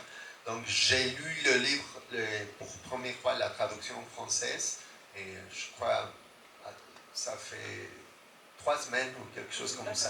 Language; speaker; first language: French; non-native, fluent; Spanish